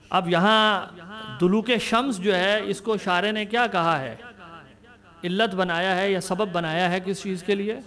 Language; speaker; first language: Urdu; native; Urdu